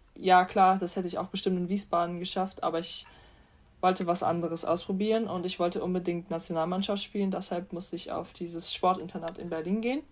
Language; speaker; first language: German; native; German